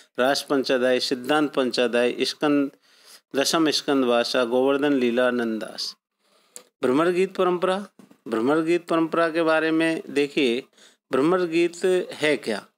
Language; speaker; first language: Hindi; native; Hindi